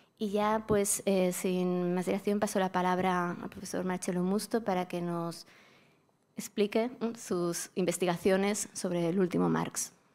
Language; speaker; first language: Spanish; native; Spanish